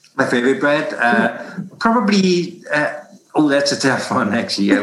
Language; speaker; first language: English; non-native, fluent; German